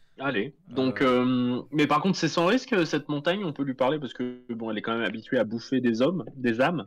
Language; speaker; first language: French; native; French